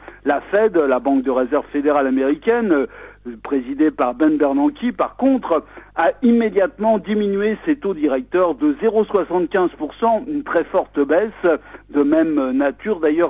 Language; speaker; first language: French; native; French